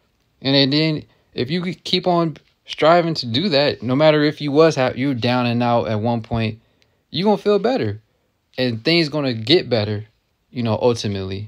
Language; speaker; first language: English; native; English